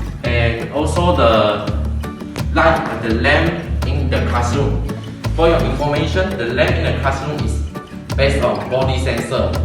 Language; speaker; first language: English; non-native, local second language; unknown